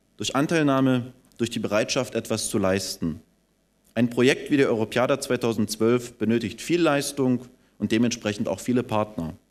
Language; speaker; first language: German; non-native, local second language; Upper Sorbian